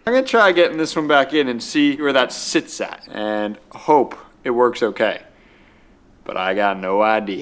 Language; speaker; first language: English; native; English